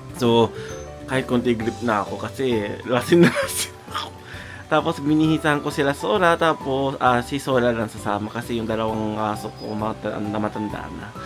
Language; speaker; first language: Filipino; early bilingual, heritage; Japanese